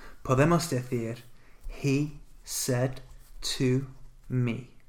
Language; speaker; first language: English; native; English